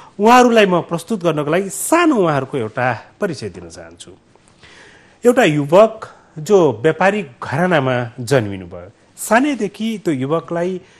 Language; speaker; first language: Nepali; native; Nepali